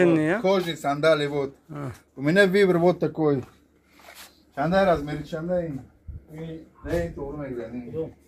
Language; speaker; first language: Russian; non-native, learner; Tajik